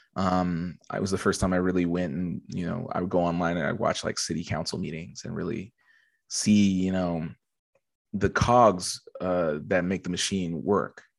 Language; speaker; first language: English; native; English